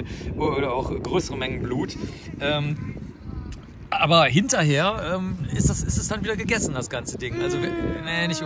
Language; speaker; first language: German; native; German